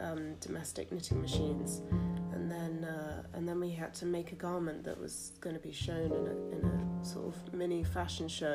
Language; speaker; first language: English; native; English